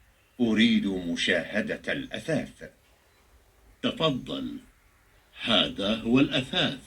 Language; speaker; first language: Arabic; non-native, learner; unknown